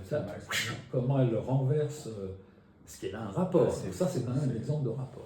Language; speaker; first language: French; native; French